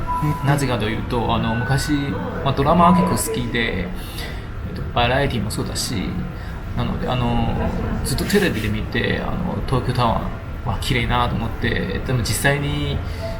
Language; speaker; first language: Japanese; non-native, fluent; Chinese